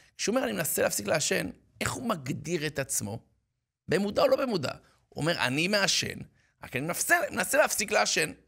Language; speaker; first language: Hebrew; native; Hebrew